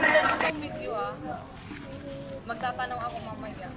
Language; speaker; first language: Filipino; native; Filipino